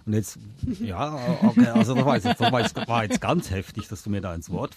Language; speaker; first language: German; native; German